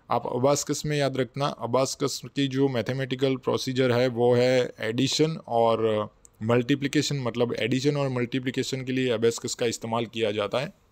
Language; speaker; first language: Hindi; non-native, local second language; Gujarati